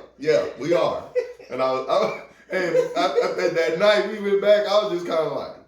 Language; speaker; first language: English; native; English